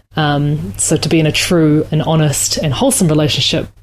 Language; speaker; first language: English; native; English